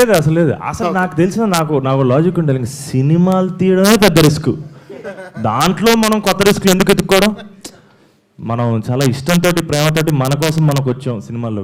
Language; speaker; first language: Telugu; native; Telugu